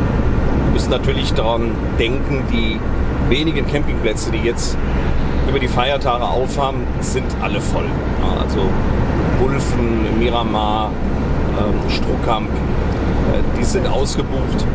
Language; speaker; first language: German; native; German